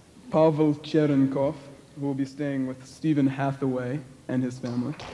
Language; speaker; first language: English; native; English